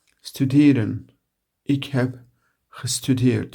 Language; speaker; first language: Dutch; non-native, learner; Turkish